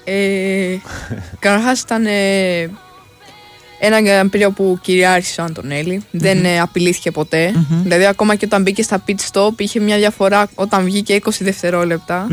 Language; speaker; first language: Greek; native; Greek